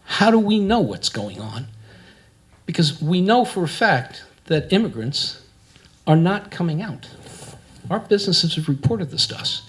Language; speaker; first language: English; native; English